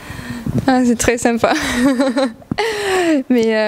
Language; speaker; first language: French; non-native, fluent; Estonian